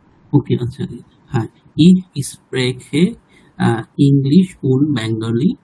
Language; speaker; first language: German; non-native, learner; Bangla